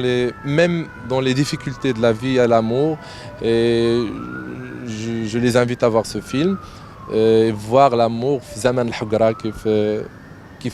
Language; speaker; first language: French; non-native, local second language; Arabic